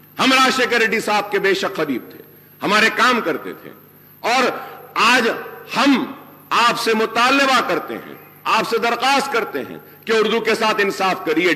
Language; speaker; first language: Urdu; native; Urdu